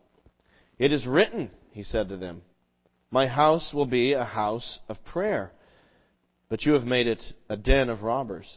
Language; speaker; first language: English; native; English